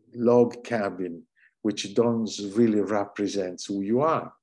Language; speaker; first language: English; non-native, fluent; Italian